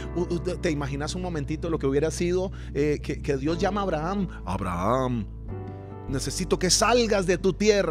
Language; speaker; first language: Spanish; native; Spanish